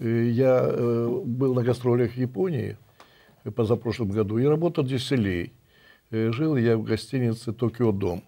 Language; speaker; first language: Russian; native; Russian